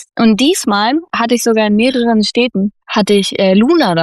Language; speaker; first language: German; native; German